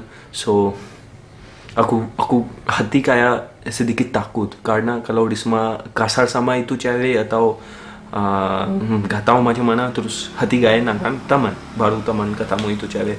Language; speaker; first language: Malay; non-native, learner; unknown